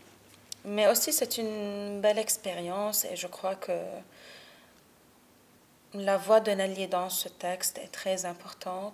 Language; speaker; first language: French; non-native, local second language; Arabic